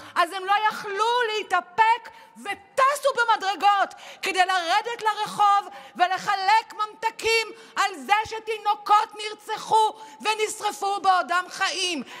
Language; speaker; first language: Hebrew; native; Hebrew